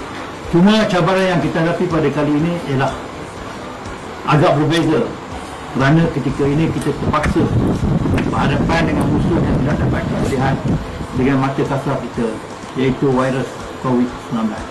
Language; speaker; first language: Malay; native; Malay